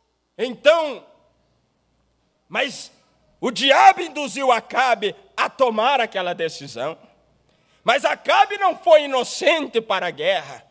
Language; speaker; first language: Portuguese; native; Portuguese